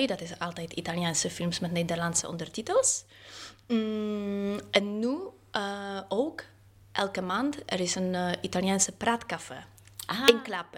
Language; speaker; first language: Dutch; non-native, fluent; Polish